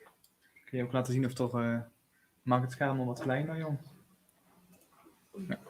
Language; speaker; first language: Dutch; native; Dutch